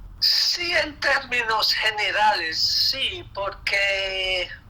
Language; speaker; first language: Spanish; non-native, fluent; English